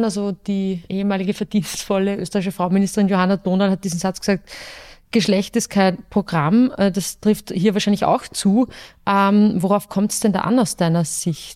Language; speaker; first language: German; native; German